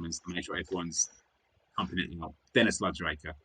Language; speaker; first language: English; native; English